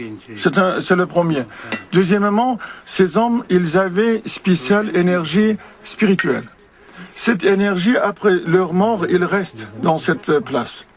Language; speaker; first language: French; non-native, learner; Uzbek